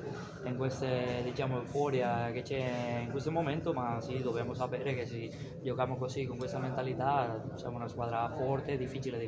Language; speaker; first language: Italian; non-native, fluent; Spanish